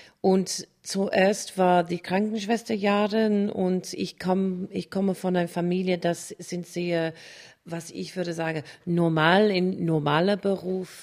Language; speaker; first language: German; non-native, fluent; English